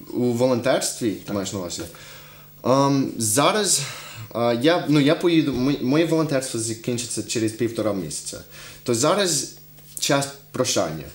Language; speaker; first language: Ukrainian; non-native, fluent; English